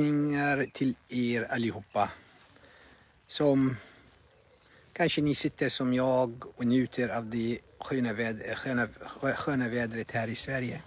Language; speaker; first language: Swedish; non-native, fluent; Arabic